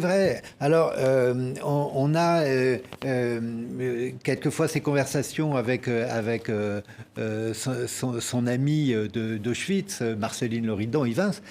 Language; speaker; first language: French; native; French